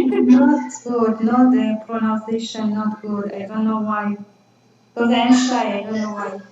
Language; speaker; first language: English; non-native, learner; Kurdish